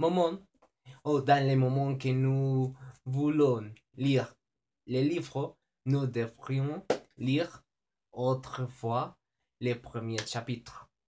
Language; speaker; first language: French; non-native, learner; Spanish